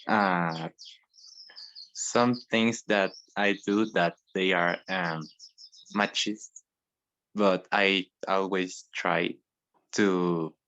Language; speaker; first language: English; non-native, learner; Spanish